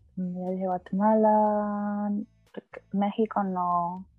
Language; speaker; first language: Spanish; early bilingual, heritage; Spanish